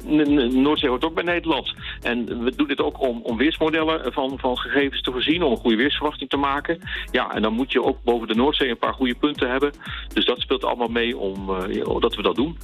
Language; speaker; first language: Dutch; native; Dutch